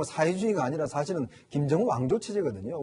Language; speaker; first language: Korean; native; Korean